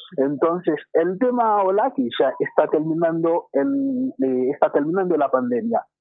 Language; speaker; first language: Spanish; non-native, fluent; Haitian Creole